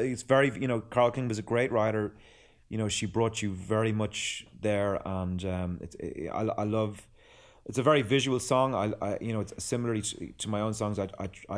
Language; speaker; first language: English; native; English